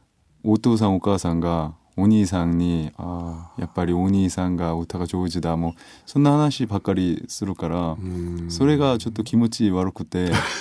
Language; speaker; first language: Japanese; non-native, learner; Korean